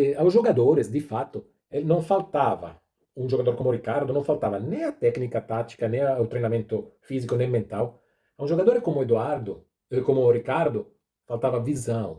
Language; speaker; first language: Portuguese; non-native, fluent; Italian